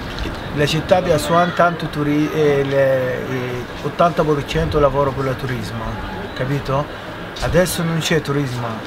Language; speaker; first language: Italian; non-native, learner; Arabic